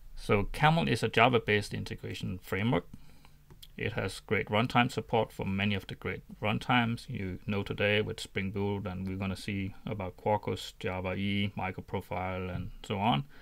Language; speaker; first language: English; non-native, fluent; Danish